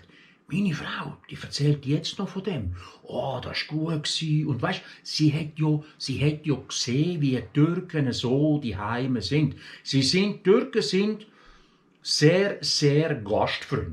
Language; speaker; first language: German; early bilingual, other home language; Turkish